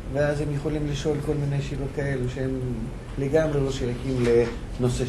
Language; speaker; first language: Hebrew; non-native, fluent; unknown